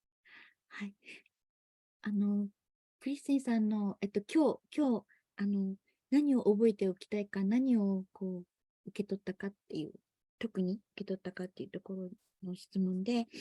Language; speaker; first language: Japanese; native; Japanese